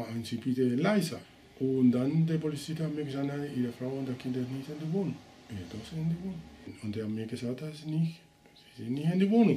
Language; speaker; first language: German; non-native, learner; Spanish